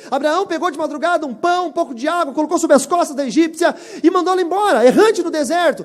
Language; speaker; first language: Portuguese; native; Portuguese